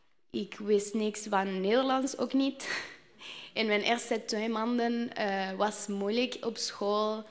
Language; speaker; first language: Dutch; non-native, learner; Spanish